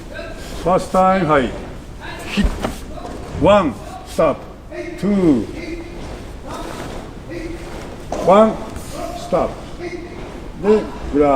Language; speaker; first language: Japanese; native; Japanese